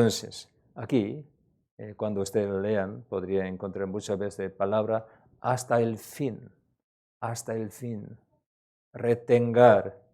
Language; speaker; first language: Spanish; non-native, learner; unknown